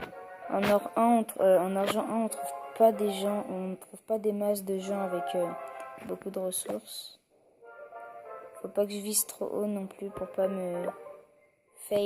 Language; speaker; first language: French; native; French